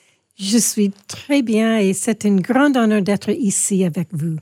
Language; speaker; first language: French; non-native, fluent; English